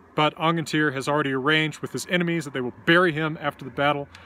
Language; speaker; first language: English; native; English